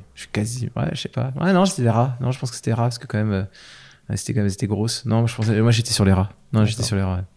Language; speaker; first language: French; native; French